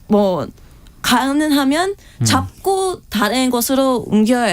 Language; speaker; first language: Korean; non-native, fluent; English